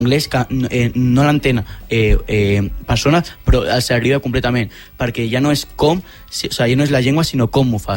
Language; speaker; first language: Catalan; non-native, local second language; Spanish